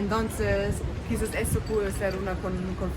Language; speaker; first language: Spanish; non-native, fluent; German